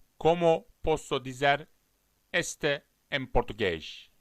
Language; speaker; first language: Portuguese; non-native, learner; Turkish